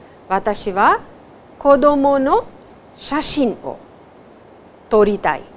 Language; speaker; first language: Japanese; non-native, fluent; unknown